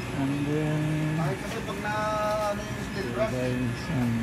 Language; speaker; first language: English; non-native, local second language; Filipino